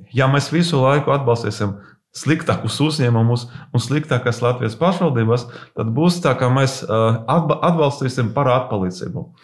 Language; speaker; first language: Latvian; non-native, local second language; Russian